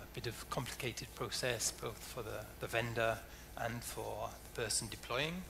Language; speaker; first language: English; native; English